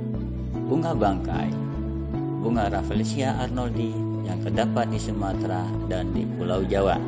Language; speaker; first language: Indonesian; native; Indonesian